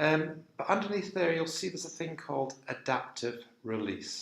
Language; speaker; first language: English; native; English